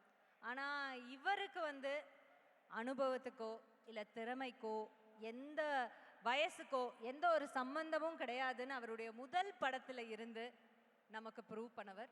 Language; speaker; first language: Tamil; native; Tamil